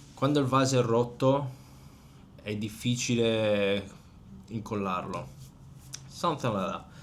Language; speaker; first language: Italian; native; Italian